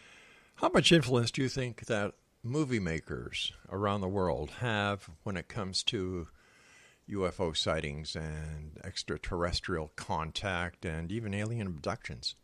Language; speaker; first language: English; native; English